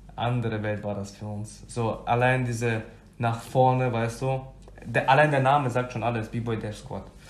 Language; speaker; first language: German; early bilingual, other home language; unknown